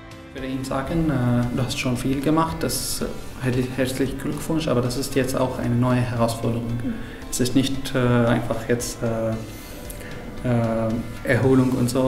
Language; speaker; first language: German; non-native, fluent; Arabic